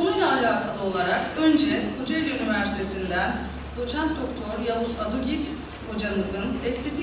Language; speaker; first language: Turkish; native; Turkish